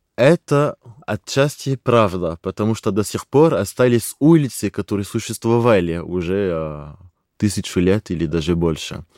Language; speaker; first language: Russian; non-native, fluent; French